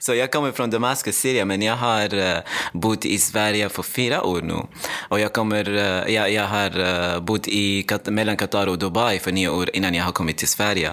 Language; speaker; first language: Swedish; non-native, fluent; Arabic